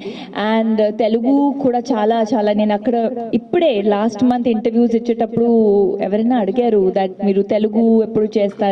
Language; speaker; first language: Telugu; non-native, local second language; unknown